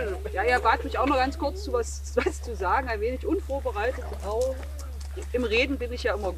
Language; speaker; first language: German; native; German